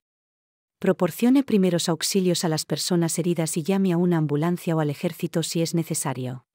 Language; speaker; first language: Spanish; native; Spanish